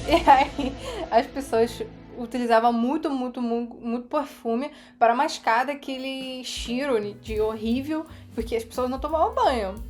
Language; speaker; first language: Portuguese; non-native, fluent; Russian